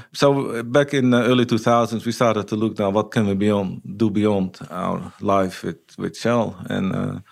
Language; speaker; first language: English; non-native, fluent; Dutch